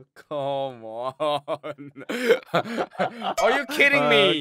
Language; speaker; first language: English; non-native, learner; Korean